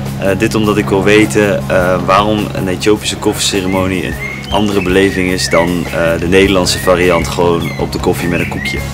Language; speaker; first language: Dutch; native; Dutch